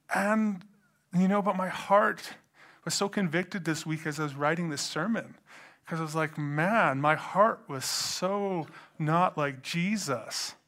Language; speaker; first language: English; native; English